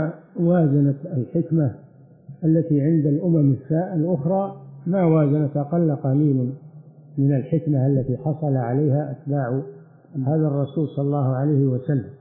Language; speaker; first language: Arabic; native; Arabic